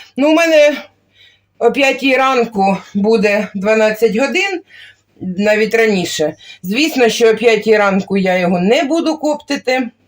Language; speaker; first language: Ukrainian; non-native, local second language; Russian